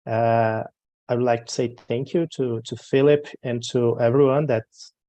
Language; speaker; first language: English; non-native, learner; Portuguese